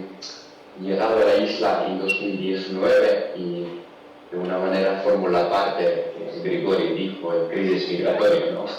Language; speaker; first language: Spanish; non-native, learner; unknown